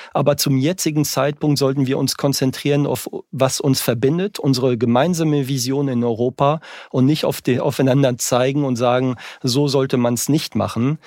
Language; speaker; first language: German; non-native, fluent; French